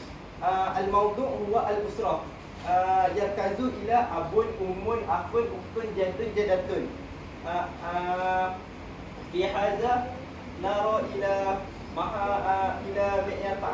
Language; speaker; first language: Arabic; non-native, learner; Malay